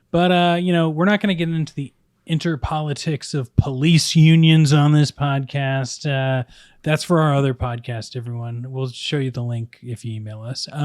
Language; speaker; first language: English; native; English